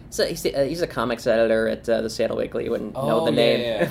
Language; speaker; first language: English; native; English